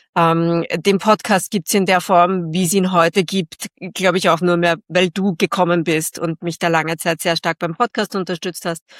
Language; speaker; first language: German; native; German